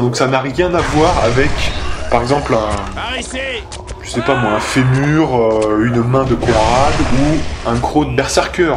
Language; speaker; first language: French; native; French